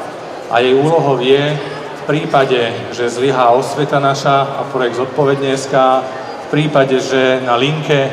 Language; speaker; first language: Slovak; native; Slovak